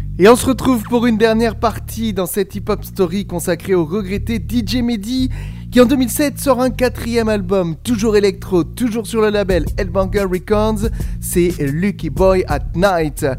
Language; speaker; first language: French; native; French